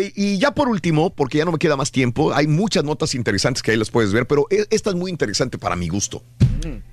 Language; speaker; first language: Spanish; native; Spanish